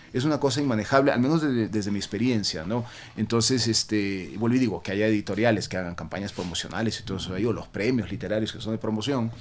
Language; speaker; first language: Spanish; native; Spanish